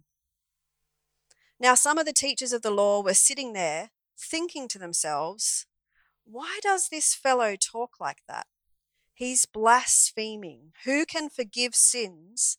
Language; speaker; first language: English; native; English